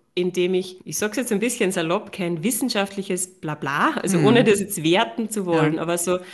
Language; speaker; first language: German; native; German